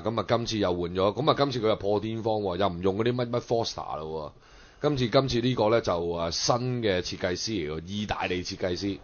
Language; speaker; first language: Cantonese; native; Cantonese